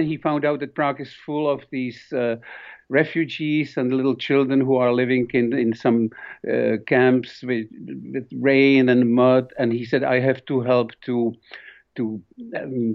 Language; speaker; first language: English; non-native, fluent; Czech